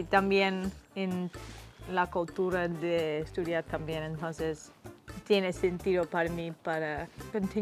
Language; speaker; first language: Spanish; non-native, learner; English